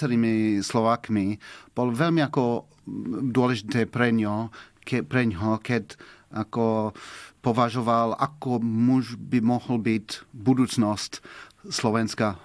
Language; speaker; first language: Slovak; non-native, fluent; English